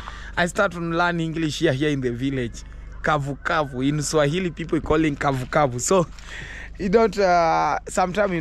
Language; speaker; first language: English; non-native, learner; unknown